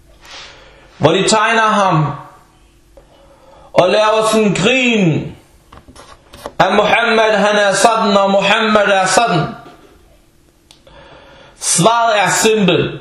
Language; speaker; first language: Danish; non-native, fluent; Arabic